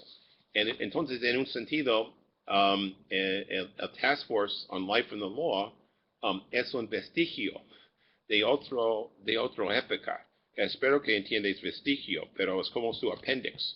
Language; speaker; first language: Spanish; non-native, fluent; English